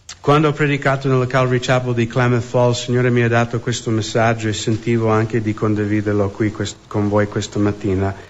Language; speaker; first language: Italian; non-native, fluent; English